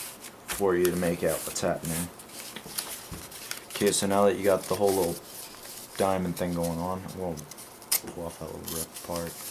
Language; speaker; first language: English; native; English